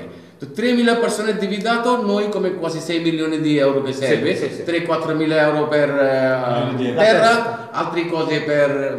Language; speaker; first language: Italian; non-native, learner; Bangla